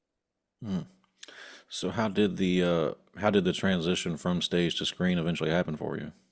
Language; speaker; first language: English; native; English